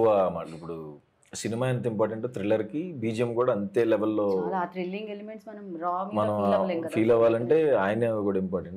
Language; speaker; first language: Telugu; native; Telugu